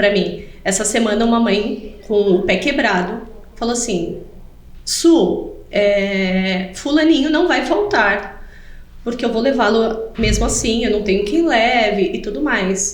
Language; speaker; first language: Portuguese; native; Portuguese